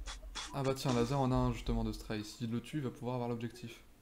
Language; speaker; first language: French; native; French